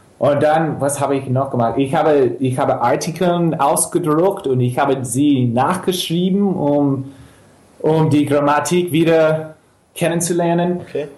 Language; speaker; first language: German; non-native, fluent; English